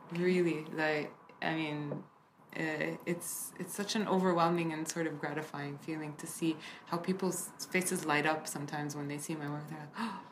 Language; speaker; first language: English; early bilingual, other home language; Arabic